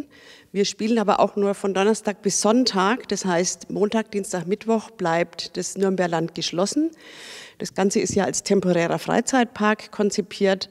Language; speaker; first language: German; native; German